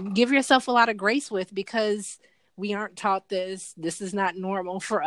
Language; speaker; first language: English; native; English